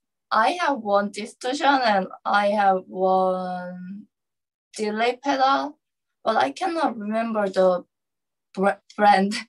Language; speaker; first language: English; non-native, learner; Korean